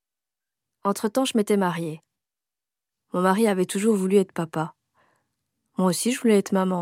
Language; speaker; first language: French; native; French